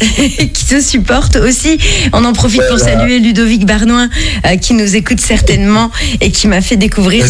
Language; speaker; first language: French; native; French